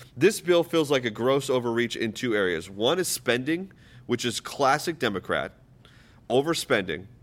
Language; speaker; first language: English; native; English